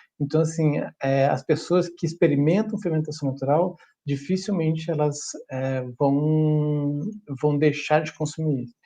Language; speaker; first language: Portuguese; early bilingual, other home language; German